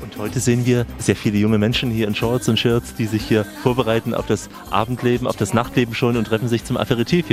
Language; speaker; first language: German; native; German